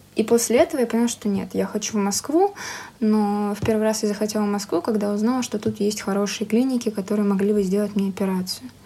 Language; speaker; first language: Russian; native; Russian